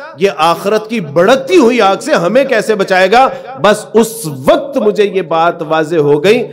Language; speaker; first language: Urdu; non-native, local second language; Punjabi